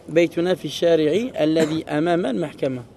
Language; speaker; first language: Arabic; early bilingual, heritage; Arabic